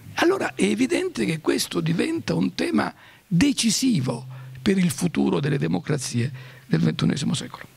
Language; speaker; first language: Italian; native; Italian